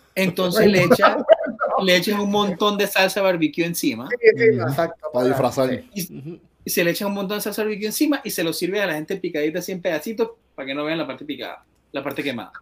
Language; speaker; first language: Spanish; native; Spanish